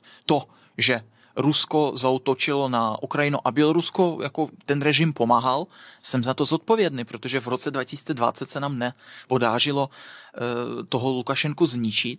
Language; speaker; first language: Czech; non-native, fluent; Belarusian